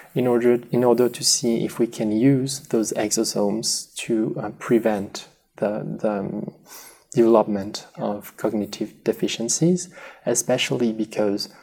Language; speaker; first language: English; non-native, fluent; French